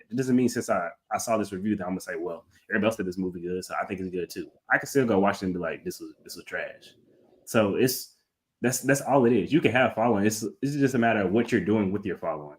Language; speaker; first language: English; native; English